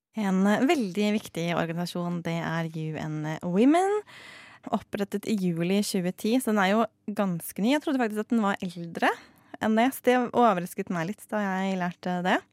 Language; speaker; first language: Norwegian; native; Norwegian